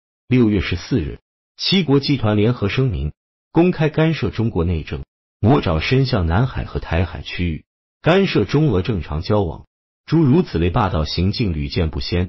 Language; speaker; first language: Chinese; native; Chinese